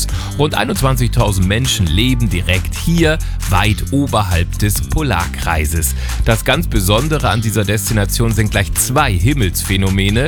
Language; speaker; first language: German; native; German